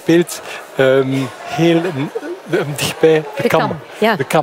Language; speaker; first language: Dutch; non-native, fluent; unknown